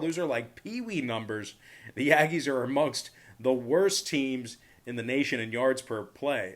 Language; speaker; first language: English; native; English